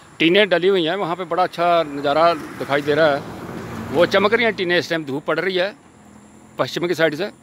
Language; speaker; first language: Hindi; non-native, local second language; Punjabi